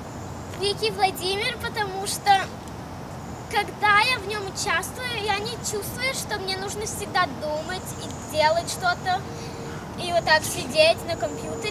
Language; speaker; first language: Russian; early bilingual, heritage; Russian